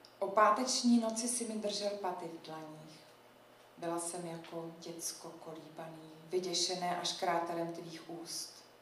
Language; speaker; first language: Czech; native; Czech